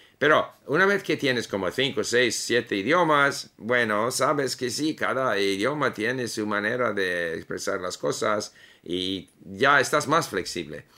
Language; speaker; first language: Spanish; non-native, fluent; English